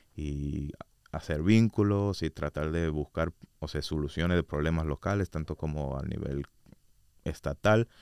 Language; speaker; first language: Spanish; non-native, fluent; English